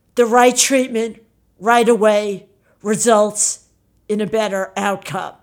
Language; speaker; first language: English; early bilingual, other home language; Italian